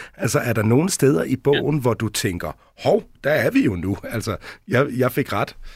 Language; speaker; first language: Danish; native; Danish